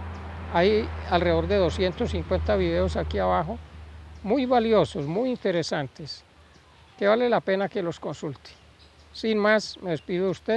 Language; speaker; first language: Spanish; native; Spanish